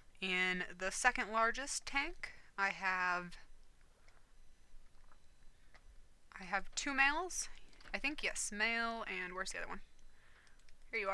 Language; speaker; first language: English; native; English